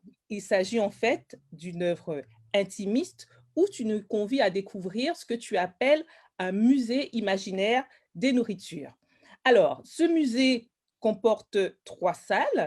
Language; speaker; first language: French; native; French